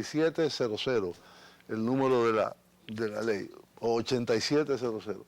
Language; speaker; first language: Spanish; native; Spanish